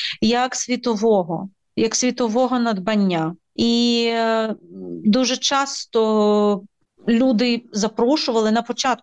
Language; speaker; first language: Ukrainian; native; Ukrainian